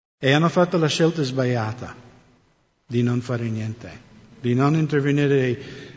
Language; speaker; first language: Italian; non-native, fluent; English